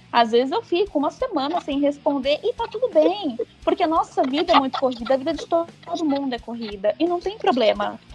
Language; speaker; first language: Portuguese; native; Portuguese